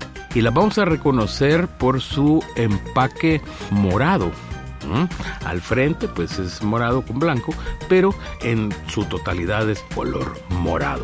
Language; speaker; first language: Spanish; native; Spanish